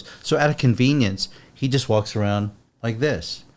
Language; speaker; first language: English; native; English